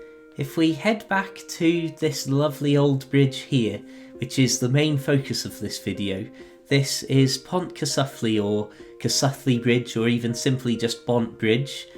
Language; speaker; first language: English; native; English